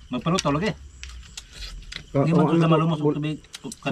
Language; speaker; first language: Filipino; non-native, local second language; Cebuano